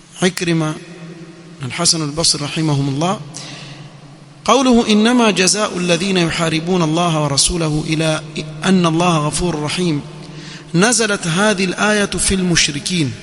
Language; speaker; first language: Arabic; non-native, fluent; Swahili